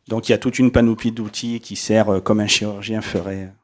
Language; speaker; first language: French; native; French